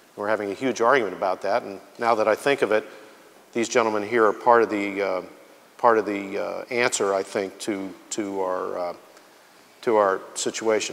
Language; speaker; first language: English; native; English